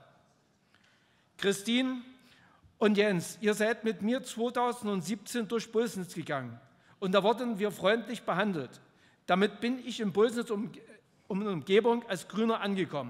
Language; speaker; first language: German; native; German